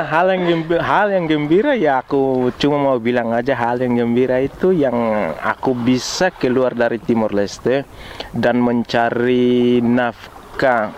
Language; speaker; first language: Indonesian; non-native, local second language; Tetum